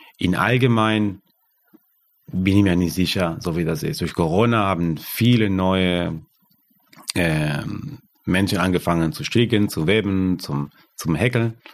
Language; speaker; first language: German; non-native, fluent; Spanish